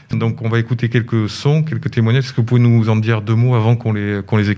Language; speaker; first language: French; native; French